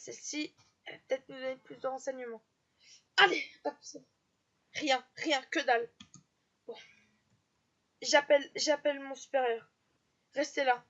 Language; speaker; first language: French; native; French